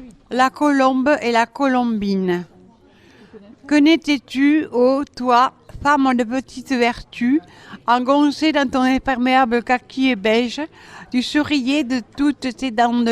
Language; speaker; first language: French; native; French